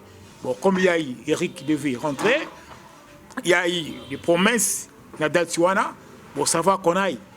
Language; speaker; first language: French; non-native, local second language; Lingala